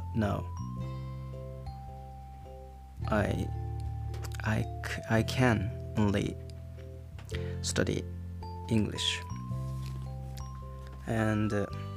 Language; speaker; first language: English; non-native, learner; Japanese